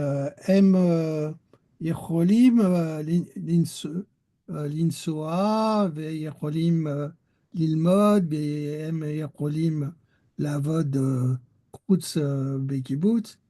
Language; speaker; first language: Hebrew; non-native, learner; French